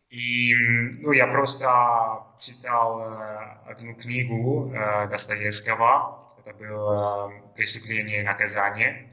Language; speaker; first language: Russian; non-native, fluent; Italian